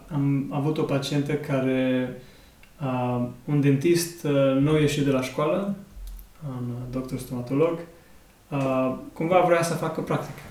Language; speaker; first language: Romanian; native; Romanian